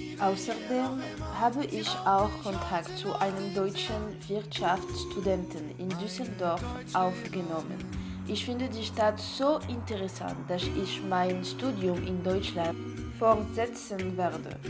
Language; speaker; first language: German; non-native, learner; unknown